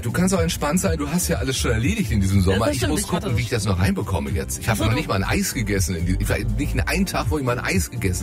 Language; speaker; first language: German; native; German